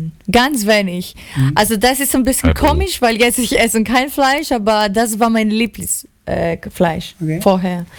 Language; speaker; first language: German; non-native, learner; Greek